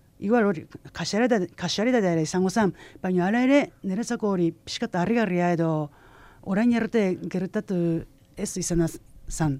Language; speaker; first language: Basque; non-native, fluent; Japanese